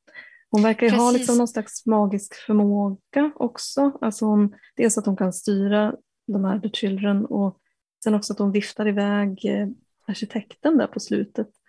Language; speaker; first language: Swedish; native; Swedish